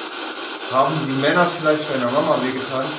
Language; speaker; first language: German; native; German